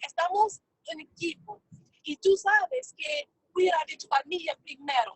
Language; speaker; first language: Spanish; non-native, fluent; English